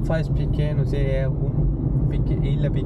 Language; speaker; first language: Portuguese; non-native, learner; Sinhala